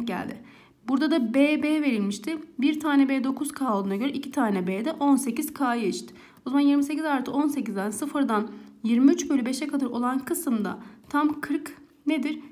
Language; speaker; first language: Turkish; native; Turkish